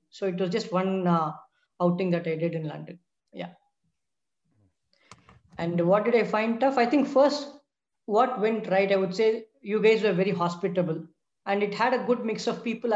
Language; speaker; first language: English; non-native, local second language; Tamil